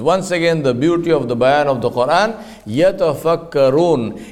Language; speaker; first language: English; non-native, local second language; Urdu